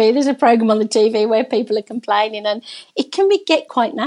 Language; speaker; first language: English; native; English